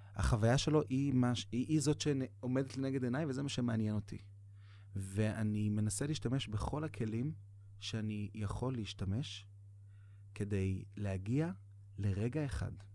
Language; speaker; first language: Hebrew; native; Hebrew